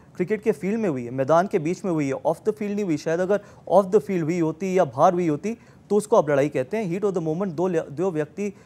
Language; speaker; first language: Hindi; native; Hindi